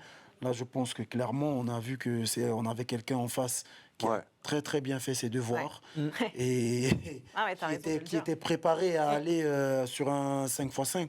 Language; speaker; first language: French; native; French